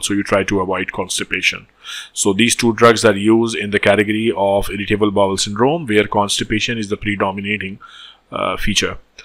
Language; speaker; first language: English; non-native, local second language; Hindi